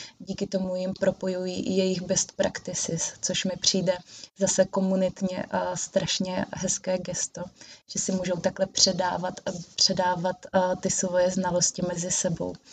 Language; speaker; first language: Czech; native; Czech